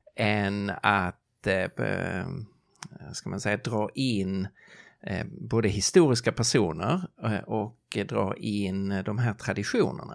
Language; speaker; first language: Swedish; native; Swedish